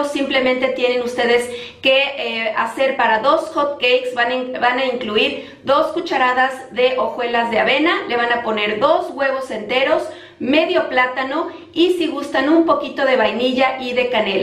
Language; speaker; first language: Spanish; native; Spanish